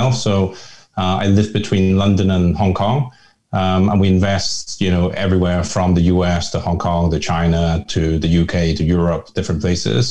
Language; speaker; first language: English; early bilingual, other home language; Hakka Chinese